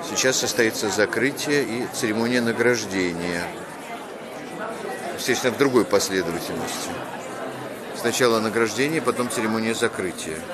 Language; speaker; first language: Russian; native; Russian